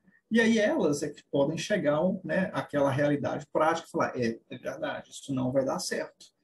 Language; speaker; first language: Portuguese; native; Portuguese